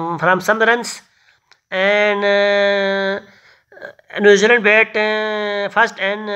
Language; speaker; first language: English; non-native, learner; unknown